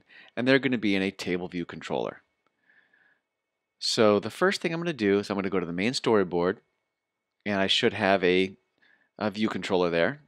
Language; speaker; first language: English; native; English